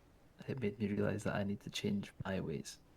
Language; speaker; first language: English; native; English